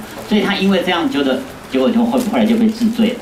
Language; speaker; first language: Chinese; native; Chinese